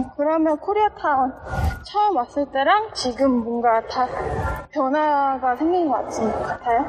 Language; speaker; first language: Korean; early bilingual, heritage; Korean